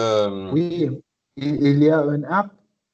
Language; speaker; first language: French; non-native, learner; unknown